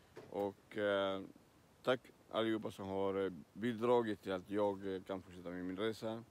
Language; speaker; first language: Swedish; non-native, learner; Spanish